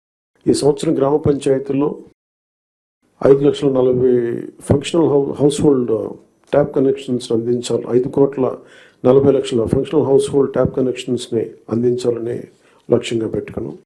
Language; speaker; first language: Telugu; native; Telugu